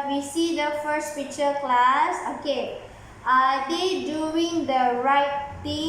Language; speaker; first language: English; non-native, learner; Malay